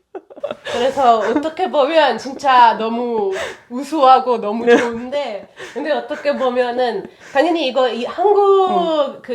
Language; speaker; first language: Korean; non-native, fluent; Italian